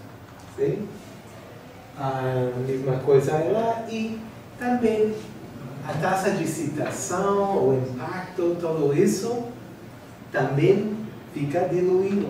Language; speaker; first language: Portuguese; non-native, fluent; English